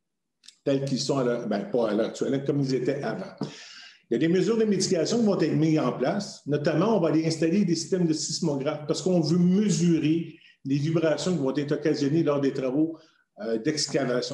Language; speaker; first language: French; native; French